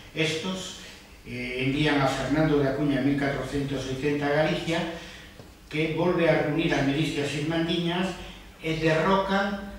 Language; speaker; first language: Spanish; non-native, local second language; Galician